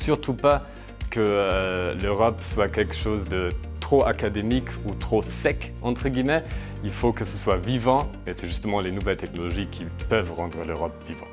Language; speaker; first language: French; native; French